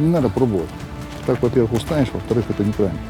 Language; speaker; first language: Russian; native; Russian